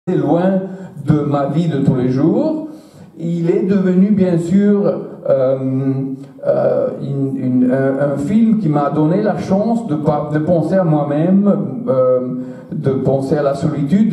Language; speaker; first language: French; non-native, fluent; Italian